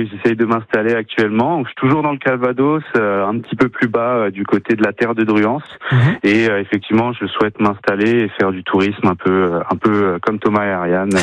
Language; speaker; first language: French; native; French